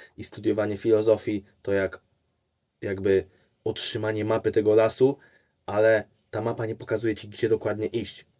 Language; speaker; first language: Polish; native; Polish